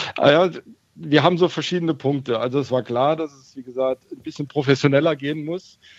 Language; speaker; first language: German; native; German